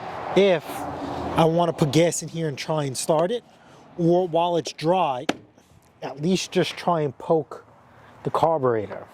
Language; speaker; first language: English; native; English